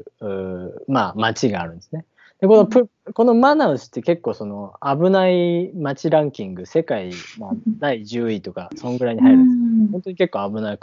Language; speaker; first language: Japanese; native; Japanese